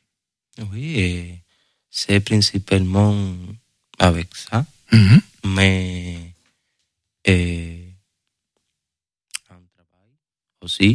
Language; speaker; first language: French; non-native, learner; Spanish